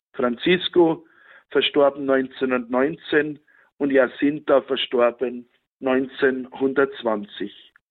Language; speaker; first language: German; native; German